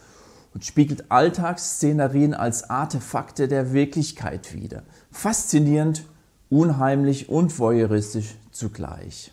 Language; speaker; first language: German; native; German